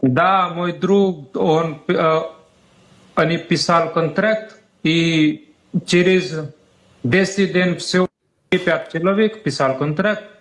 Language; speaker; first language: Russian; non-native, learner; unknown